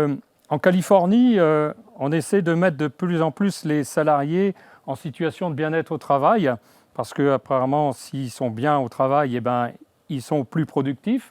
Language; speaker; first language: French; native; French